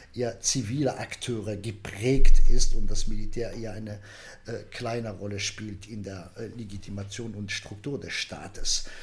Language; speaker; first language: German; non-native, fluent; Arabic